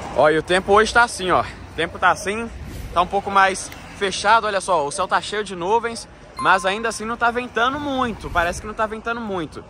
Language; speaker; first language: Portuguese; native; Portuguese